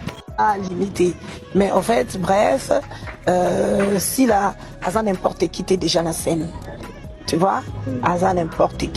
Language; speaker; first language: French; non-native, local second language; Lingala